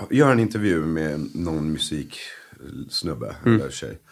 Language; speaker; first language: Swedish; early bilingual, other home language; English